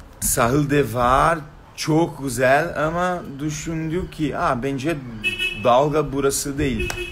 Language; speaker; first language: Turkish; non-native, learner; Portuguese